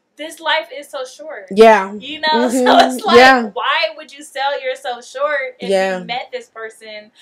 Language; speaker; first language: English; native; English